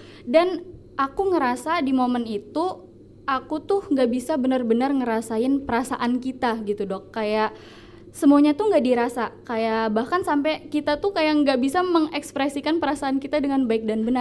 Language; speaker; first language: Indonesian; native; Indonesian